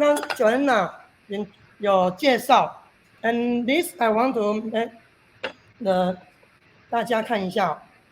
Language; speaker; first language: English; non-native, learner; Chinese